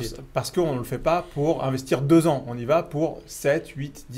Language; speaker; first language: French; native; French